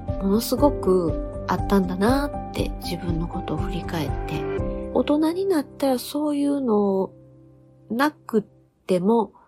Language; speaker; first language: Japanese; native; Japanese